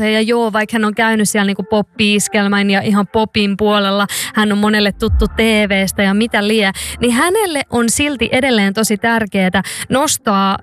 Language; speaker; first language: Finnish; native; Finnish